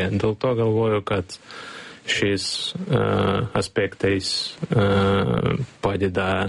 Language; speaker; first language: Lithuanian; non-native, learner; Ukrainian